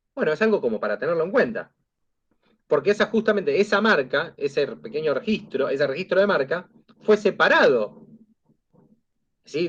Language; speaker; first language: Spanish; native; Spanish